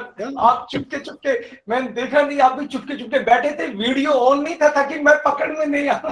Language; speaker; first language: Hindi; native; Hindi